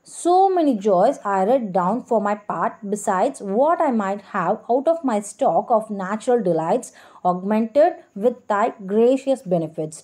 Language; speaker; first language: English; non-native, local second language; Tamil